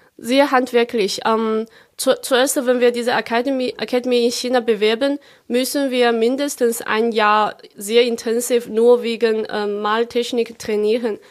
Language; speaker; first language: German; non-native, fluent; Chinese